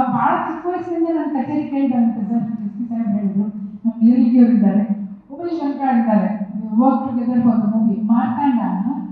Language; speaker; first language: Kannada; native; Kannada